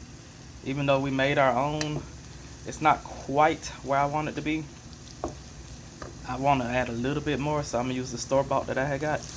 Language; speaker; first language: English; native; English